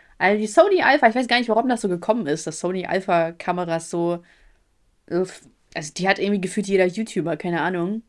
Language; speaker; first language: German; early bilingual, other home language; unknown